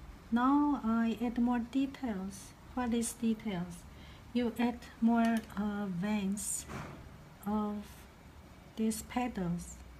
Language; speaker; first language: English; non-native, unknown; Chinese